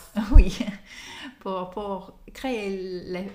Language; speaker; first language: French; native; French